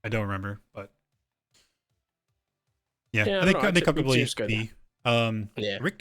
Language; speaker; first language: English; native; English